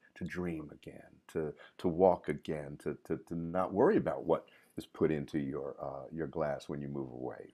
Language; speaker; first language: English; native; English